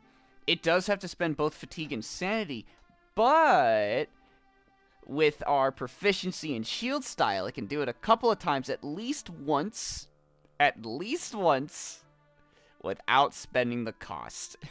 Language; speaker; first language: English; native; English